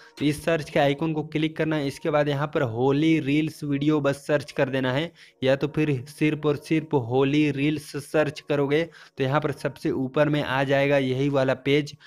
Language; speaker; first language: Hindi; native; Hindi